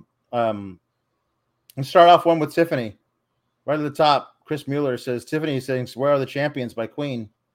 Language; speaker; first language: English; native; English